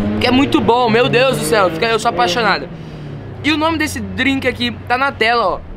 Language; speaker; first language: Portuguese; early bilingual, heritage; Portuguese